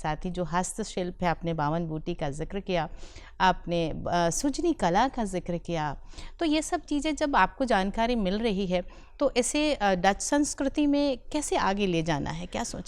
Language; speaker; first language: Hindi; native; Hindi